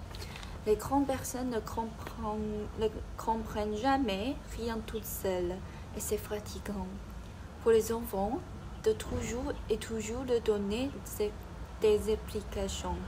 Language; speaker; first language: French; non-native, learner; Chinese